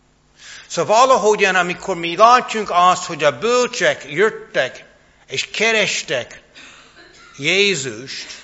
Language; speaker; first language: Hungarian; non-native, fluent; English